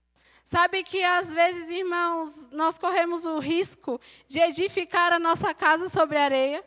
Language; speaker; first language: Portuguese; native; Portuguese